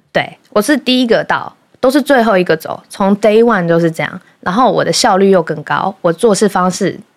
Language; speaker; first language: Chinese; early bilingual, heritage; Chinese